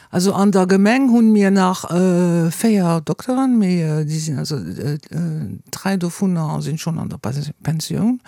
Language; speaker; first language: Luxembourgish; non-native, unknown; French